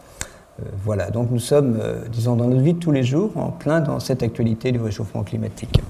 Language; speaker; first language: French; native; French